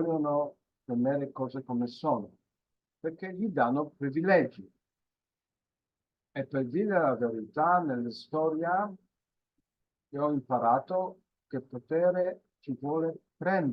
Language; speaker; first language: Italian; non-native, fluent; Polish